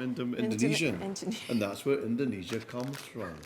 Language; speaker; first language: English; early bilingual, other home language; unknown